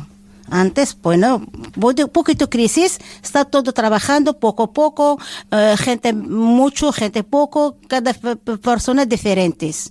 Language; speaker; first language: Spanish; non-native, learner; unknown